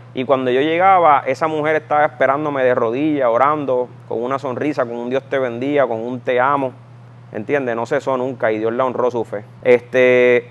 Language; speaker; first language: Spanish; native; Spanish